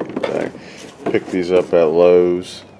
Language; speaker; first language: English; native; English